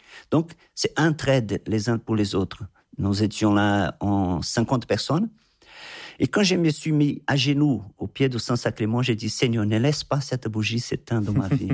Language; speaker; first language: French; non-native, fluent; Portuguese